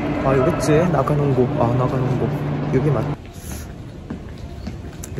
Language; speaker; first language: Korean; non-native, learner; Filipino